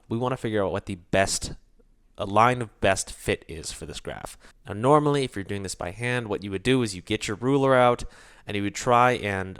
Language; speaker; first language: English; native; English